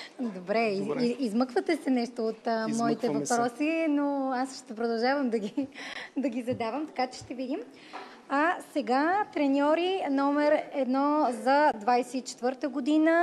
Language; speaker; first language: Bulgarian; native; Bulgarian